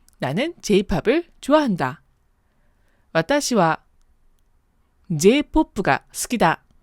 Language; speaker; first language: Korean; native; Korean